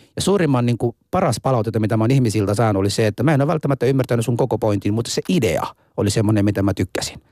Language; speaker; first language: Finnish; non-native, fluent; Arabic